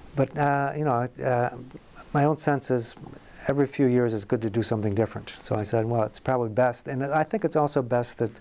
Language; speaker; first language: English; native; English